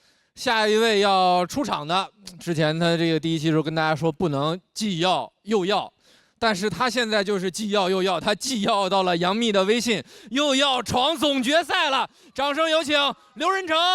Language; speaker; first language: Chinese; native; Chinese